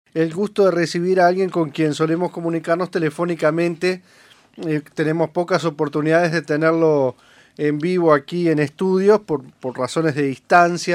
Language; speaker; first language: Spanish; native; Spanish